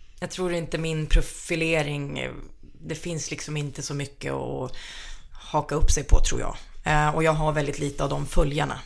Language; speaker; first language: Swedish; early bilingual, other home language; Finnish